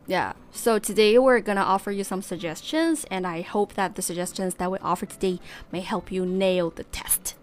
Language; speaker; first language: English; non-native, fluent; Chinese